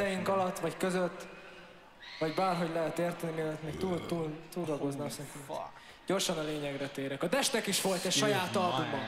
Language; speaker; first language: Hungarian; native; Hungarian